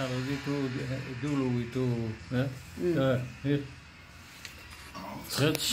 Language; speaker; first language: Indonesian; non-native, fluent; Dutch